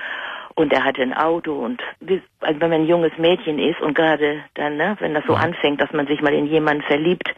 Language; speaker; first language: German; native; German